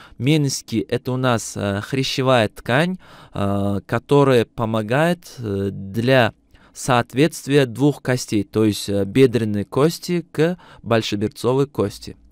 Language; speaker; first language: Russian; non-native, local second language; Uzbek